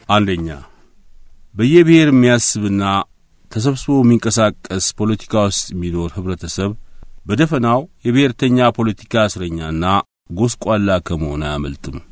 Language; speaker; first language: Amharic; native; Amharic